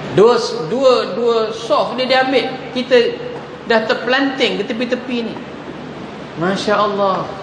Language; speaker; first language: Malay; native; Malay